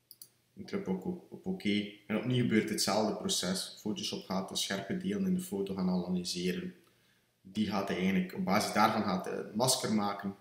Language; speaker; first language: Dutch; native; Dutch